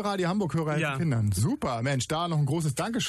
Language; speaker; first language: German; native; German